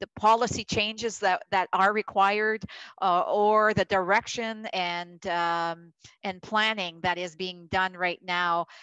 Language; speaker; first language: English; native; English